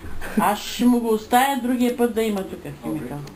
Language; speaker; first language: Bulgarian; native; Bulgarian